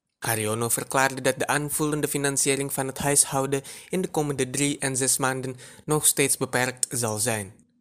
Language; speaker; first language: Dutch; non-native, fluent; Indonesian